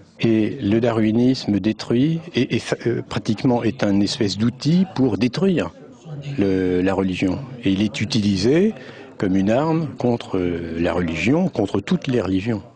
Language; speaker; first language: French; native; French